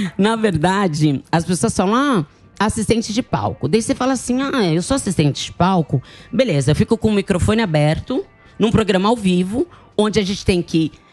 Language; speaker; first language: Portuguese; early bilingual, other home language; Italian